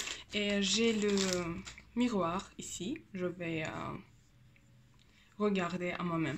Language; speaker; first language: French; non-native, learner; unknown